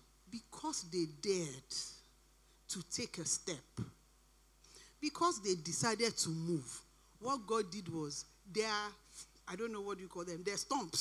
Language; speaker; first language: English; non-native, local second language; Yoruba